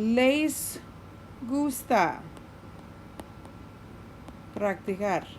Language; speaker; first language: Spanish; non-native, fluent; English